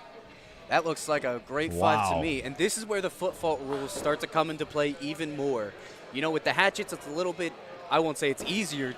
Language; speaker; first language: English; native; English